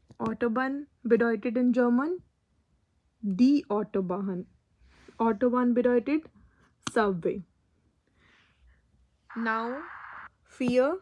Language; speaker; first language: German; non-native, learner; Hindi